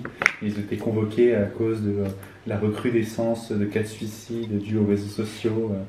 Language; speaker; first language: French; native; French